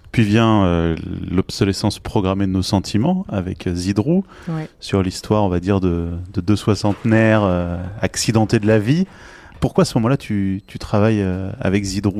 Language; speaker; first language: French; native; French